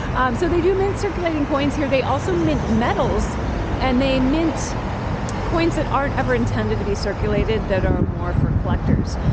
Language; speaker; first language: English; native; English